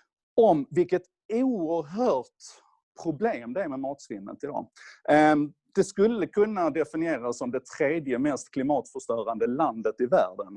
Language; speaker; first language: Swedish; native; Swedish